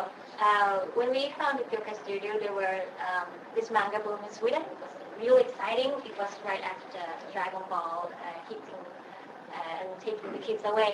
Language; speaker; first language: English; non-native, fluent; Swedish